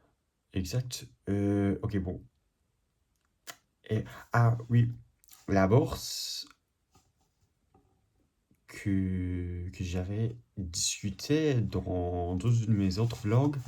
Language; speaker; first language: French; non-native, learner; English